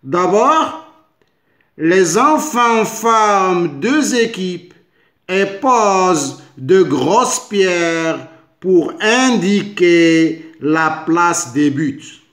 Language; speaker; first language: French; non-native, local second language; Arabic